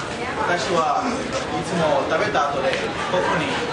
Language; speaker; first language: Japanese; non-native, learner; English